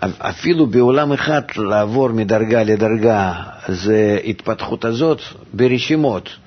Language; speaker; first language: Hebrew; non-native, fluent; Russian